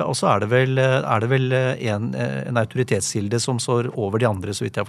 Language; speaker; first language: Norwegian; native; Norwegian